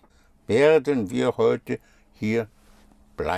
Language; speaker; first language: German; non-native, fluent; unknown